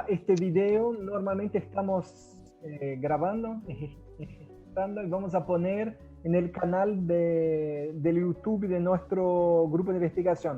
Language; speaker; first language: Spanish; non-native, fluent; Portuguese